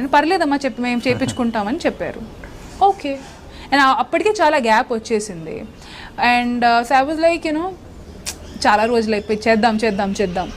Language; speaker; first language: Telugu; non-native, local second language; Hindi